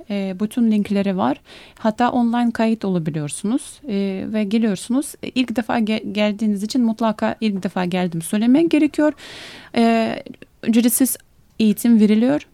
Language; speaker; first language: Turkish; non-native, fluent; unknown